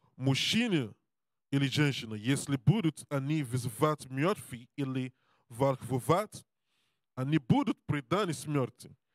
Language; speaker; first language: Russian; non-native, learner; Serbian